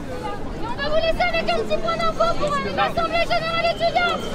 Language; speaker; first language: French; native; French